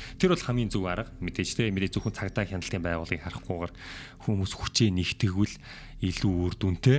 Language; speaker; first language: Mongolian; native; Mongolian